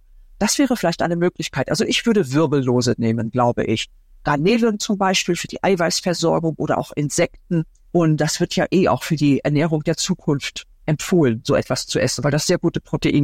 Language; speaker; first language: German; native; German